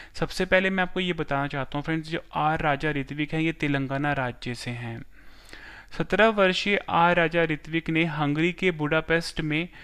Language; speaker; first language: Hindi; non-native, local second language; Gujarati